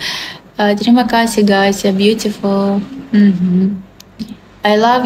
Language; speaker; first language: English; non-native, learner; Russian